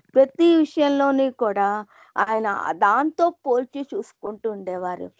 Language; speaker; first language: Telugu; non-native, local second language; Hindi